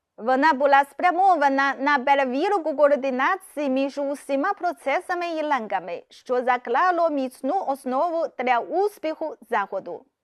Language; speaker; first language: Ukrainian; non-native, fluent; Chinese